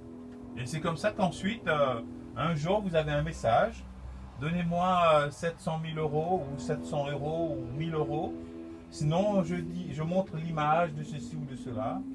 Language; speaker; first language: French; native; French